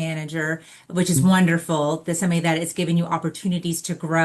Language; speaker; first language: English; native; English